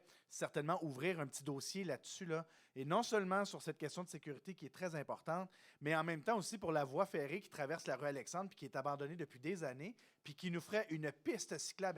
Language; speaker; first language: French; native; French